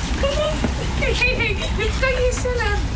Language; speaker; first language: Dutch; non-native, learner; Italian